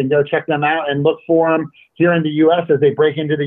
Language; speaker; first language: English; native; English